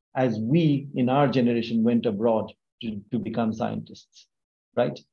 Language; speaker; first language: English; non-native, local second language; Bangla